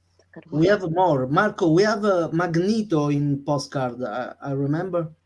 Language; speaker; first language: English; non-native, learner; Italian